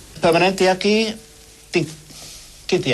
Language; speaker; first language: Spanish; non-native, learner; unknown